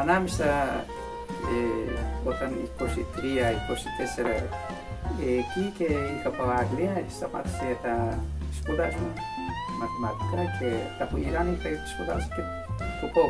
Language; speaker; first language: Greek; non-native, learner; Persian